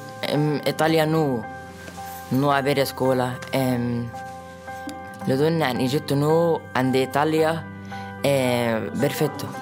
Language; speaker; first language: Italian; non-native, learner; Arabic